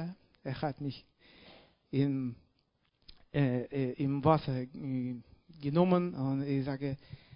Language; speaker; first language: German; non-native, learner; Russian